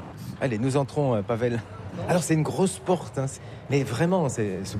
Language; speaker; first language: French; native; French